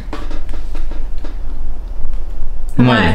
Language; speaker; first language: Japanese; native; Japanese